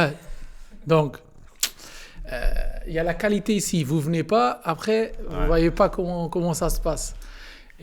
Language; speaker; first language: French; non-native, learner; Portuguese